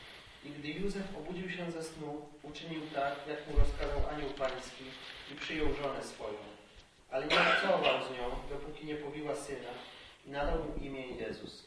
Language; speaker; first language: Polish; native; Polish